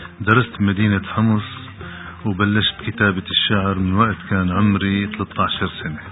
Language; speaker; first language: Arabic; native; Arabic